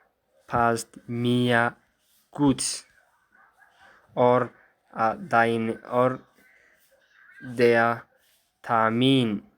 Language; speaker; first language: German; non-native, fluent; Somali